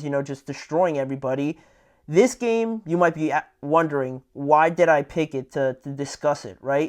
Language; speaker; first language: English; native; English